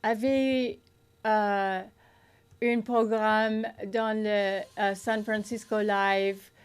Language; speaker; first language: French; non-native, learner; English